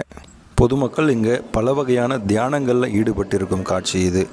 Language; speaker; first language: Tamil; native; Tamil